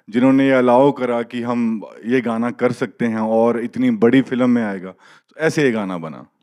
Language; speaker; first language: Hindi; native; Hindi